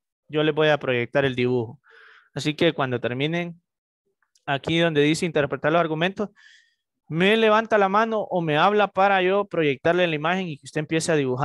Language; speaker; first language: Spanish; native; Spanish